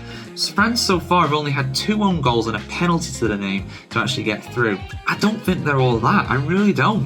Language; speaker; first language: English; native; English